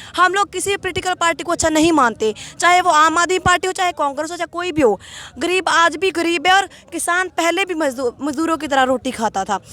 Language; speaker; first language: Hindi; non-native, local second language; Punjabi